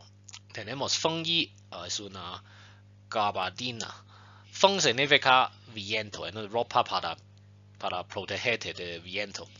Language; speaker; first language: Spanish; non-native, fluent; Chinese